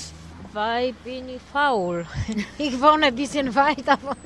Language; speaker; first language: German; non-native, learner; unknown